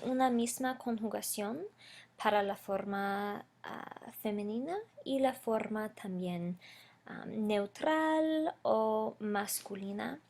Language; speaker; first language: Spanish; non-native, fluent; English